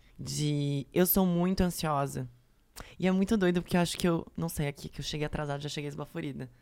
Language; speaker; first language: Portuguese; native; Portuguese